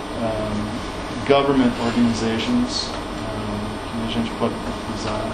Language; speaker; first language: Portuguese; non-native, learner; English